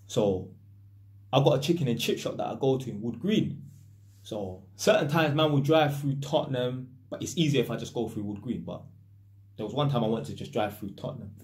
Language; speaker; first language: English; native; English